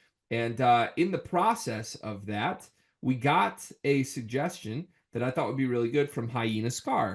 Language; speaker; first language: English; native; English